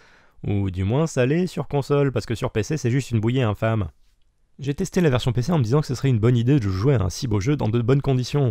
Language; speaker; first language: French; native; French